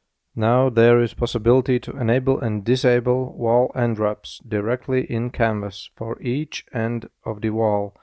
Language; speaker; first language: English; non-native, fluent; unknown